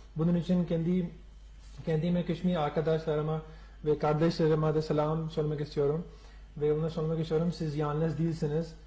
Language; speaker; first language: Turkish; non-native, learner; Urdu